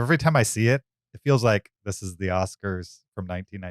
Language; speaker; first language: English; native; English